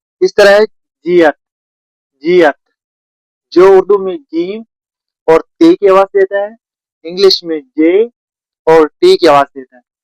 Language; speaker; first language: Urdu; native; Urdu